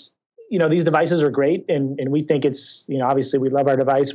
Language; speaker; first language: English; native; English